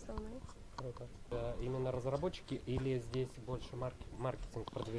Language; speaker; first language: Russian; native; Russian